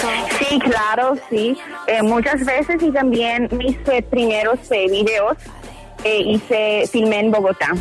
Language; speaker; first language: Spanish; early bilingual, heritage; Hebrew